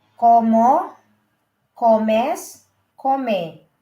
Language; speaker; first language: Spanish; non-native, learner; Filipino